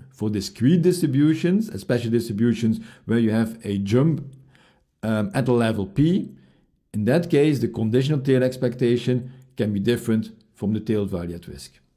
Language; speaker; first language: English; non-native, fluent; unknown